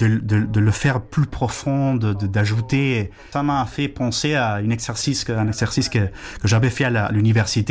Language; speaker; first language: French; non-native, fluent; Spanish